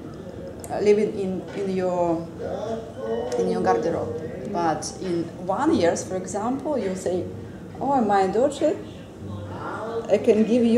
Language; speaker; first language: English; non-native, learner; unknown